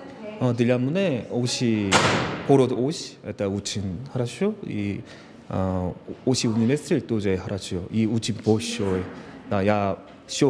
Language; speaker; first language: Russian; non-native, learner; Korean